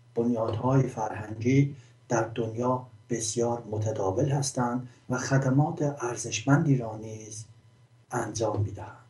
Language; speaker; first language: Persian; non-native, local second language; Azerbaijani